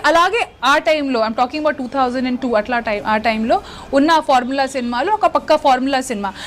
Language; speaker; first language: Telugu; non-native, local second language; Odia